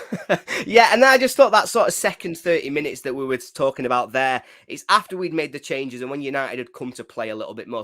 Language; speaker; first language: English; native; English